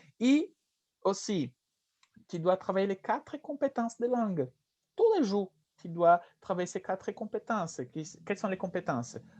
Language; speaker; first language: French; non-native, fluent; Portuguese